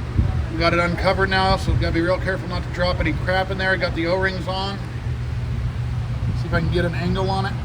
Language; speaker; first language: English; native; English